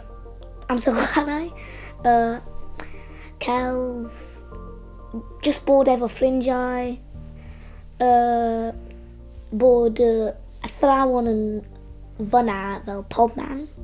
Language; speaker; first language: Welsh; non-native, local second language; English